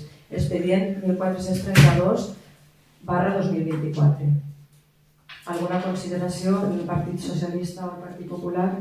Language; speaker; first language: Catalan; native; Catalan